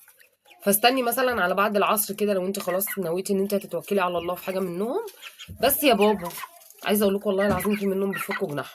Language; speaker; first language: Arabic; native; Arabic